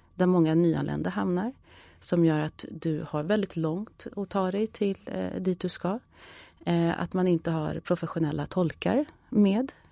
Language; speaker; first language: Swedish; early bilingual, other home language; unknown